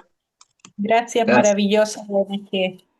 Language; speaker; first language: Spanish; native; Spanish